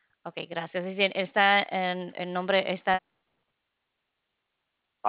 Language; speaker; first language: Spanish; non-native, fluent; English